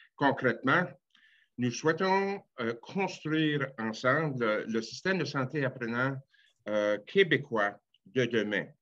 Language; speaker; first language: French; native; French